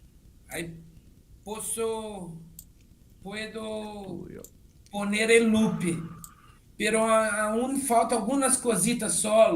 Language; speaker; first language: Spanish; non-native, learner; Portuguese